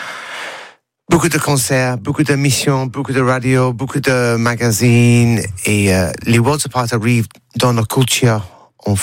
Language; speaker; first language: French; non-native, learner; English